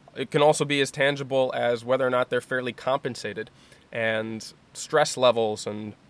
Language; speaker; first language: English; native; English